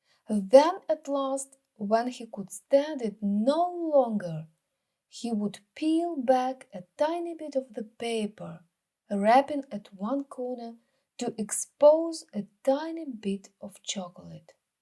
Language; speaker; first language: English; non-native, fluent; Ukrainian